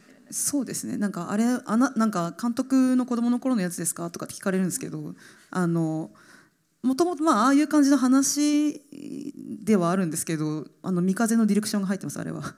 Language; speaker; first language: Japanese; native; Japanese